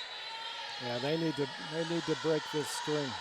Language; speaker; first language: English; native; English